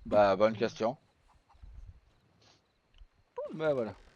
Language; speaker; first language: French; native; French